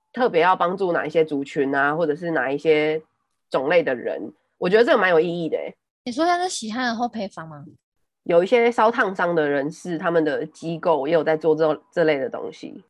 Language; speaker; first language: Chinese; non-native, local second language; Min Nan Chinese